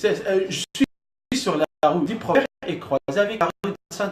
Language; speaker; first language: French; non-native, learner; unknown